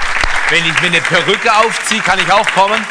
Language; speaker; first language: German; native; German